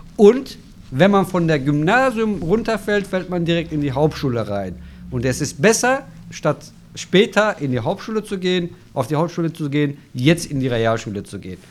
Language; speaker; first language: German; non-native, fluent; Turkish